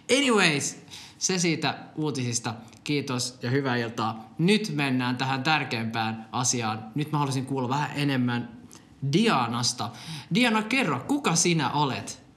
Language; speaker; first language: Finnish; non-native, local second language; Swedish